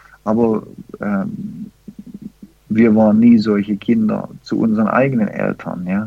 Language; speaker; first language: German; early bilingual, heritage; German